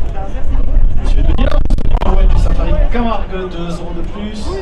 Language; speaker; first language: French; native; French